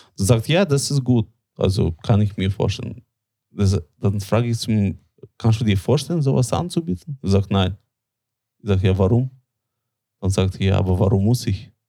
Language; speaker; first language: German; non-native, fluent; Russian